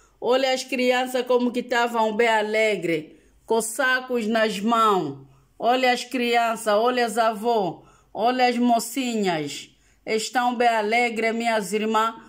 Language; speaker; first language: Portuguese; non-native, local second language; Lingala